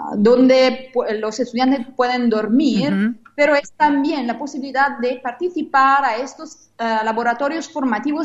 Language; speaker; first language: Spanish; non-native, fluent; Italian